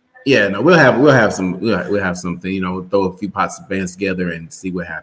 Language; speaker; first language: English; native; English